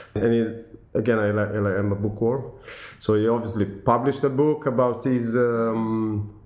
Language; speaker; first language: English; non-native, fluent; Italian